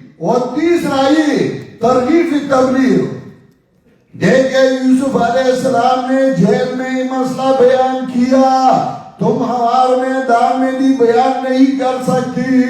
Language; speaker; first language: Urdu; non-native, local second language; Pashto